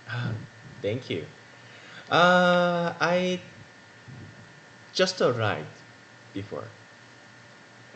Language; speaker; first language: English; non-native, learner; Korean